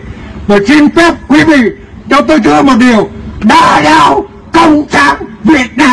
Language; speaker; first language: Vietnamese; native; Vietnamese